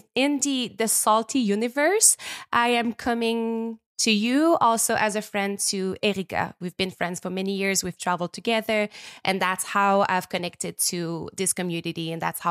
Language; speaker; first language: English; non-native, fluent; French